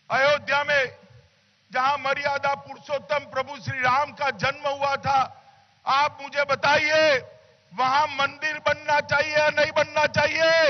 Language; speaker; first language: Hindi; non-native, local second language; Gujarati